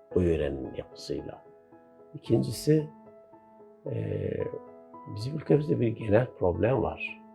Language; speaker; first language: Turkish; native; Turkish